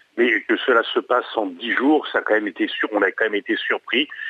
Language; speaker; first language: French; native; French